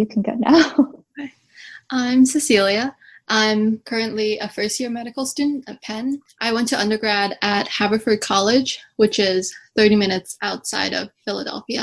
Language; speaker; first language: English; early bilingual, other home language; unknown